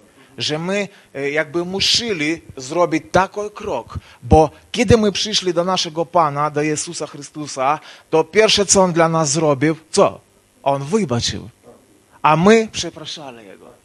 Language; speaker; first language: Polish; non-native, learner; Ukrainian